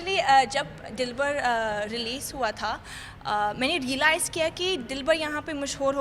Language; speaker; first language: Hindi; non-native, fluent; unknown